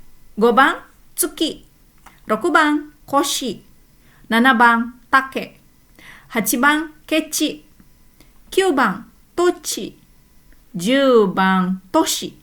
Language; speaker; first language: Japanese; non-native, fluent; Indonesian